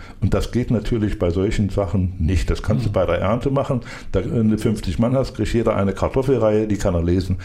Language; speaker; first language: German; native; German